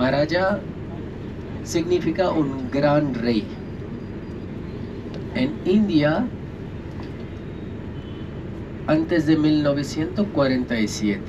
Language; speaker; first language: Spanish; non-native, fluent; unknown